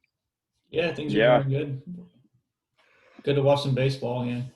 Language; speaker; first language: English; native; English